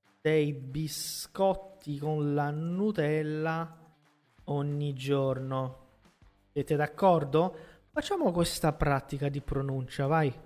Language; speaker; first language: Italian; non-native, fluent; Portuguese